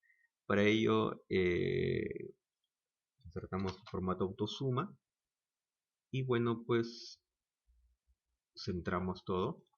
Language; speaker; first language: Spanish; native; Spanish